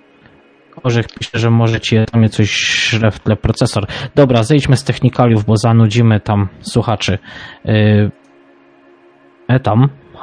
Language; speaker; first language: Polish; native; Polish